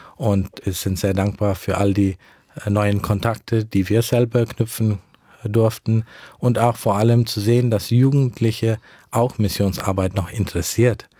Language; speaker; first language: German; early bilingual, heritage; German